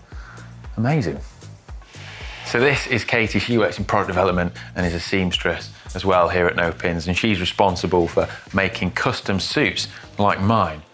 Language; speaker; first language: English; native; English